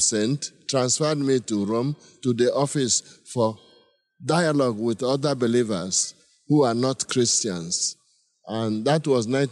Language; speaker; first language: English; non-native, local second language; Igbo